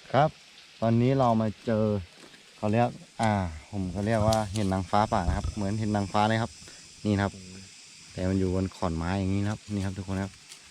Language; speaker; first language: Thai; non-native, local second language; Karen languages